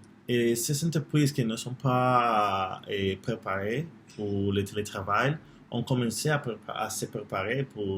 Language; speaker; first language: French; non-native, learner; Spanish